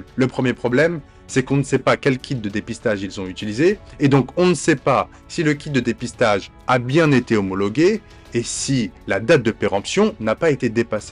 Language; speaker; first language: French; native; French